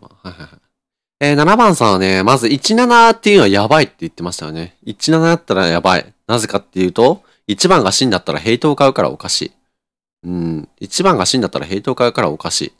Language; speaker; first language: Japanese; native; Japanese